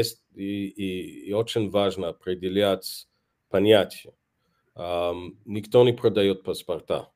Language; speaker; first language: Russian; non-native, fluent; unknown